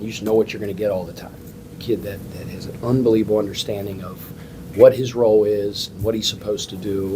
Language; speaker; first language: English; native; English